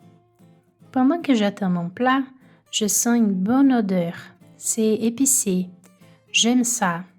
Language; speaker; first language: French; non-native, fluent; Portuguese